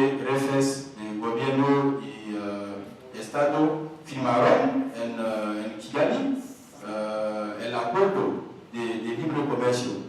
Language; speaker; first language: Spanish; non-native, learner; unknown